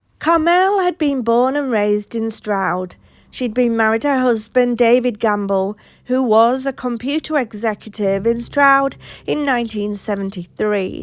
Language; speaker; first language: English; native; English